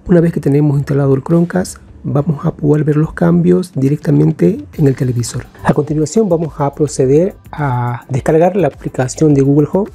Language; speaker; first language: Spanish; native; Spanish